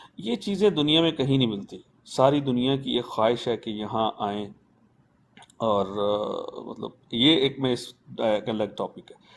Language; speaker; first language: Urdu; non-native, local second language; Punjabi